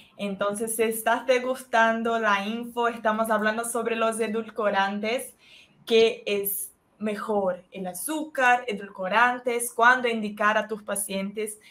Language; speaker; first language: Spanish; non-native, fluent; Portuguese